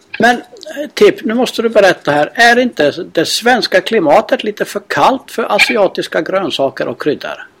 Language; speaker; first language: Swedish; native; Swedish